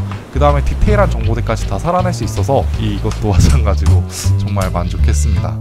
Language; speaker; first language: Korean; native; Korean